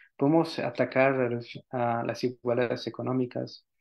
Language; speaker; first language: Spanish; native; Spanish